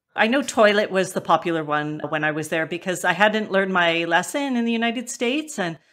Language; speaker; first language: English; native; English